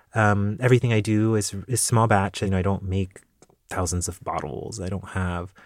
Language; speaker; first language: English; native; English